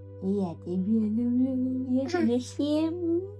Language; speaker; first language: Russian; non-native, learner; Filipino